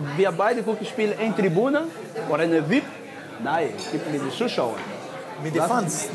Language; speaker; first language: German; non-native, fluent; Spanish